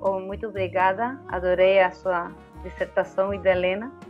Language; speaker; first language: Portuguese; non-native, fluent; Spanish